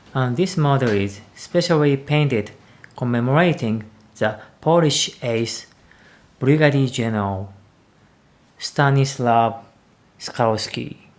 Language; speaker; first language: English; non-native, learner; Japanese